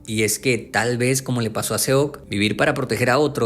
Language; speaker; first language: Spanish; native; Spanish